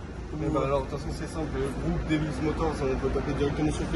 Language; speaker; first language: French; native; French